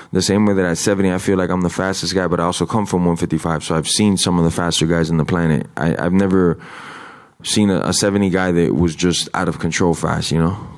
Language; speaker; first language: English; early bilingual, other home language; Spanish